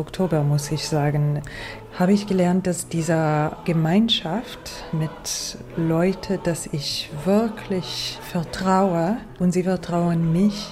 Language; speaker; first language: German; non-native, fluent; English